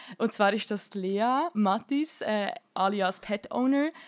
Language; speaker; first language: German; native; German